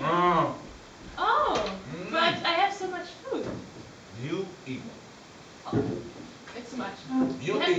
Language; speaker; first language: English; non-native, learner; Japanese